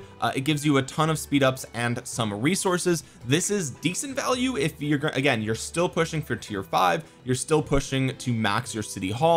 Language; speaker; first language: English; native; English